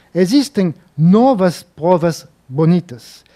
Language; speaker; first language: Portuguese; non-native, fluent; French